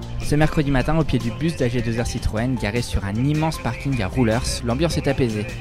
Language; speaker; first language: French; native; French